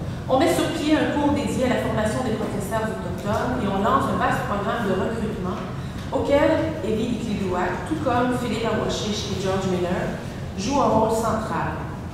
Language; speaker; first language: French; native; French